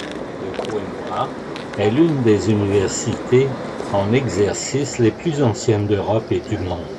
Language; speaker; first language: French; native; French